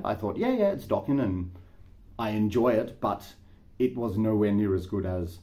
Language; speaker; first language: English; native; English